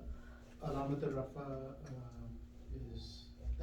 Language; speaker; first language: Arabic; non-native, learner; English